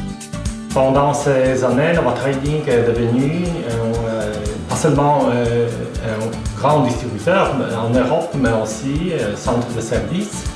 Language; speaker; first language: French; non-native, fluent; Polish